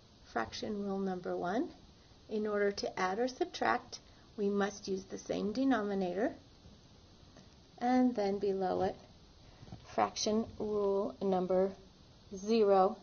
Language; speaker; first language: English; native; English